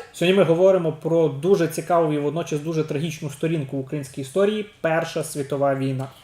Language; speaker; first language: Ukrainian; native; Ukrainian